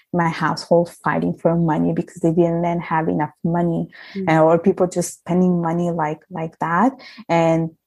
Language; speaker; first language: English; non-native, fluent; Italian